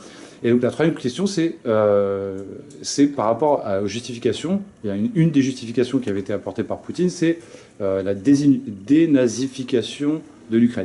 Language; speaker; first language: French; native; French